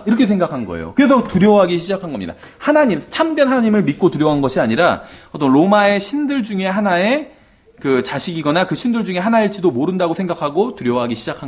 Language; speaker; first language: Korean; native; Korean